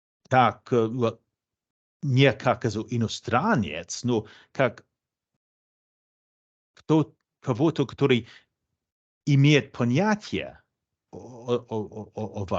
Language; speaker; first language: Russian; non-native, fluent; English